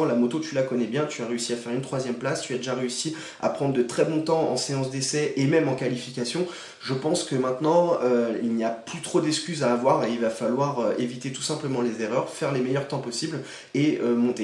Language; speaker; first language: French; native; French